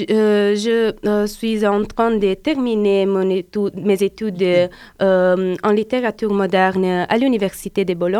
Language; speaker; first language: French; non-native, learner; Italian